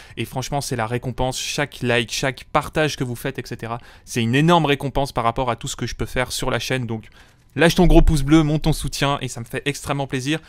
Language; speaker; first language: French; native; French